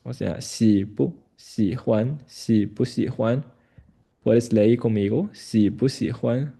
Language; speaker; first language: Spanish; non-native, fluent; Chinese